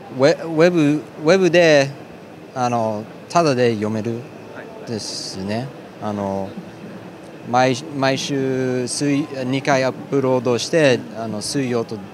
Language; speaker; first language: Japanese; early bilingual, other home language; English